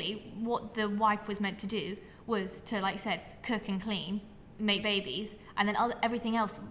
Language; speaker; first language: English; native; English